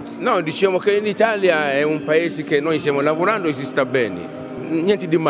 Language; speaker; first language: Italian; non-native, fluent; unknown